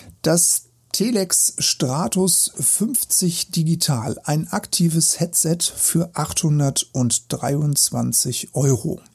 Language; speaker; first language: German; native; German